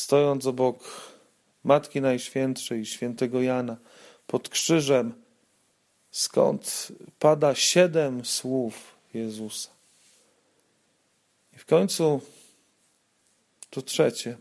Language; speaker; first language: Polish; native; Polish